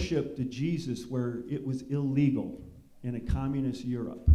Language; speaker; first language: English; native; English